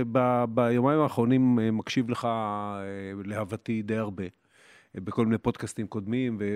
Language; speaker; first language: Hebrew; native; Hebrew